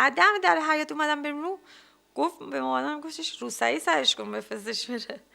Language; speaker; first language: Persian; native; Persian